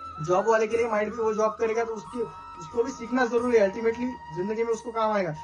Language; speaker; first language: Hindi; non-native, local second language; Marathi